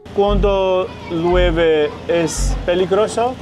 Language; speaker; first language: Spanish; non-native, learner; Georgian